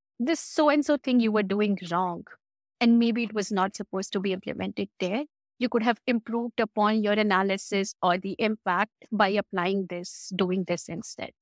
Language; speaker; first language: English; non-native, local second language; Hindi